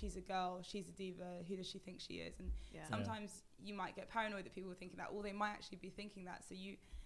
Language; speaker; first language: English; native; English